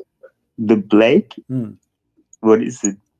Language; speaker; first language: English; non-native, fluent; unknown